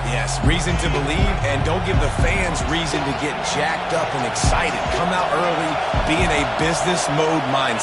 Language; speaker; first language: English; native; English